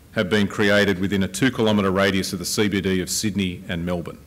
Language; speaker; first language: English; native; English